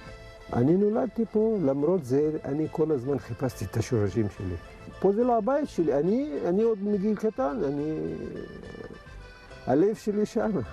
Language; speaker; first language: Hebrew; non-native, local second language; Adyghe